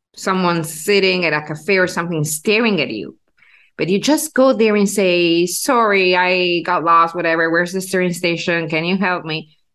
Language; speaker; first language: English; non-native, fluent; Italian